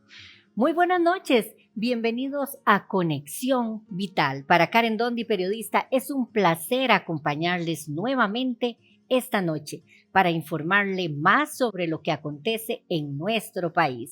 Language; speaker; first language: Spanish; native; Spanish